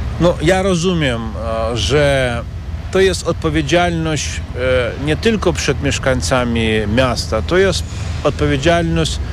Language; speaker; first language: Polish; non-native, learner; Ukrainian